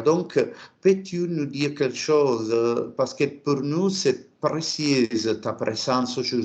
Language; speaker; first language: French; non-native, learner; Italian